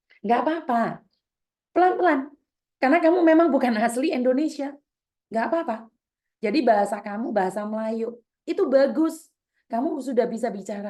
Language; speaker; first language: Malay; non-native, local second language; Javanese